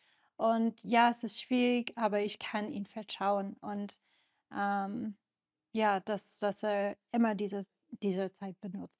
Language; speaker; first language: German; non-native, learner; English